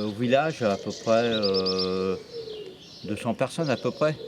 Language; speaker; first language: French; native; French